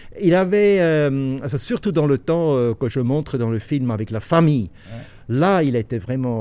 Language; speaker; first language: French; non-native, local second language; German